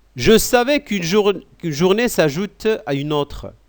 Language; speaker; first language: French; non-native, local second language; Arabic